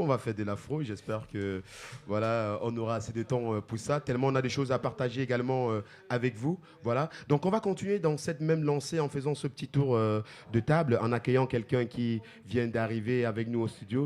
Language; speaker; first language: French; native; French